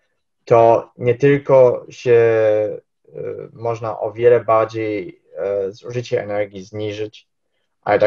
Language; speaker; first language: Polish; early bilingual, heritage; Polish